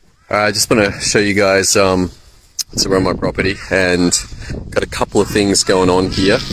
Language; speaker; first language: English; native; English